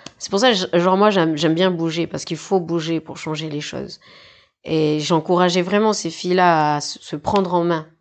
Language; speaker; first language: French; native; French